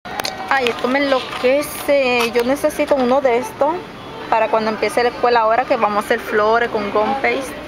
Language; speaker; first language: Spanish; native; Spanish